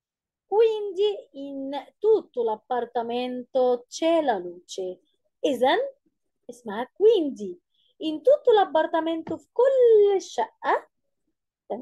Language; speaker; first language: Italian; non-native, fluent; Arabic